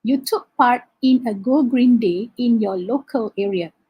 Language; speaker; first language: English; non-native, local second language; Malay